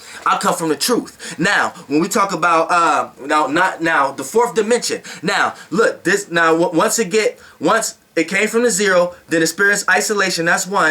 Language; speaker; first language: English; native; English